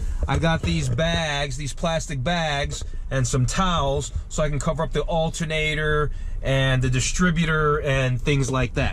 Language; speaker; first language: English; native; English